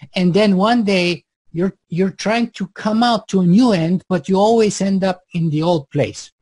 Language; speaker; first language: English; non-native, fluent; Bulgarian